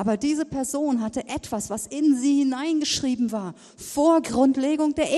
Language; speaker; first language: German; native; German